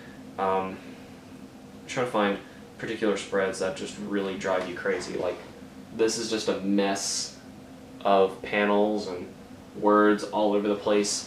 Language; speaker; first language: English; native; English